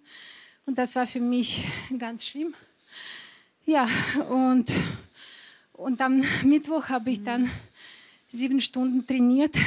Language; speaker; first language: German; non-native, fluent; Russian